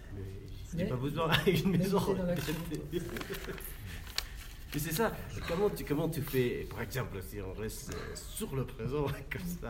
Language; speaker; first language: French; non-native, learner; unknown